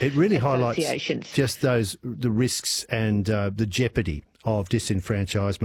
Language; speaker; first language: English; native; English